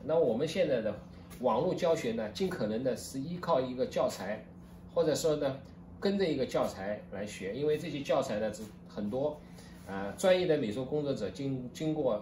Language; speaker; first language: Chinese; native; Chinese